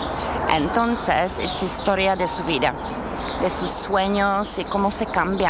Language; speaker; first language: Spanish; non-native, learner; Czech